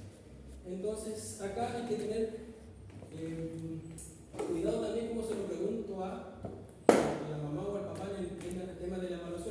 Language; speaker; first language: Spanish; native; Spanish